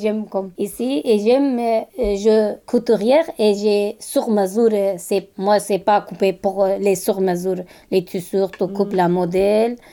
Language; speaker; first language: French; non-native, learner; Kurdish